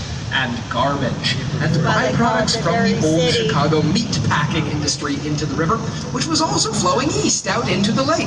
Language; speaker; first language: English; native; English